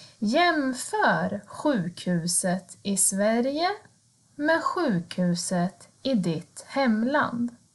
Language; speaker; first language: Swedish; native; Swedish